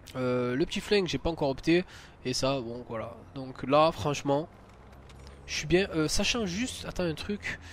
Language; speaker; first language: French; native; French